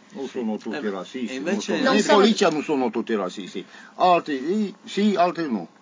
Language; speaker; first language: Italian; non-native, learner; Romanian